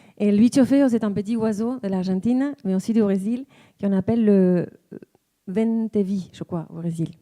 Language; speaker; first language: French; non-native, fluent; Spanish